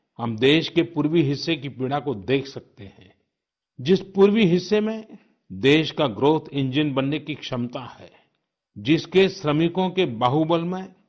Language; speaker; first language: Hindi; non-native, local second language; Gujarati